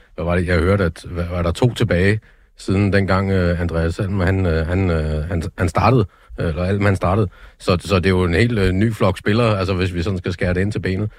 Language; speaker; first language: Danish; native; Danish